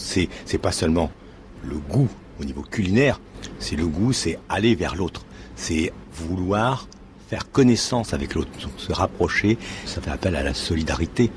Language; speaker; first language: French; native; French